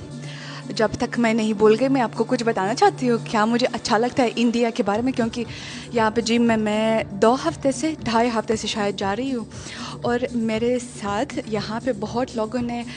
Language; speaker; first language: Hindi; non-native, fluent; Russian